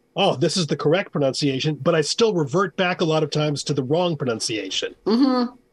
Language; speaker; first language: English; native; English